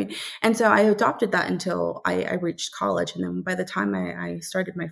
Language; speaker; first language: English; native; English